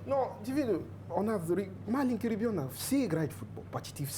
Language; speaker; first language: Russian; non-native, learner; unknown